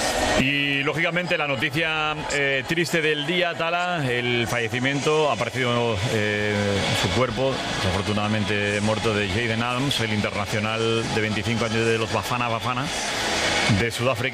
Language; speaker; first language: Spanish; native; Spanish